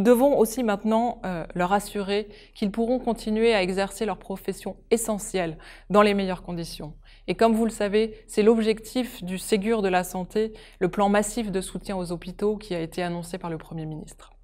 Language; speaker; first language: French; native; French